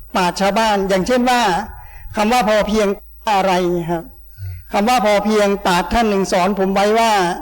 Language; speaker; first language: Thai; native; Thai